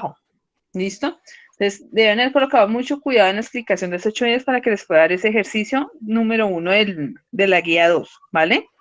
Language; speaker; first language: Spanish; native; Spanish